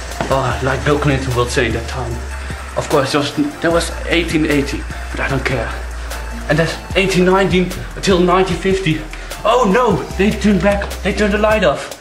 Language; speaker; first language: English; non-native, learner; Dutch